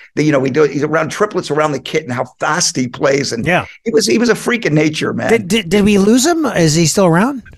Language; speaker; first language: English; native; English